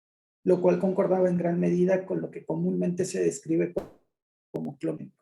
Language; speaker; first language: Spanish; native; Spanish